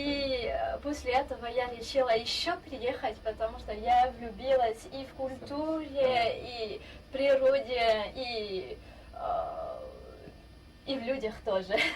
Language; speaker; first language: Russian; non-native, fluent; French